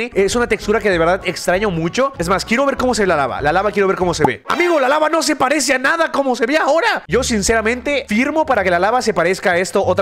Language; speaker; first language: Spanish; native; Spanish